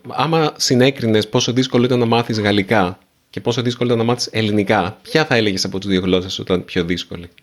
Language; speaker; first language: Greek; native; Greek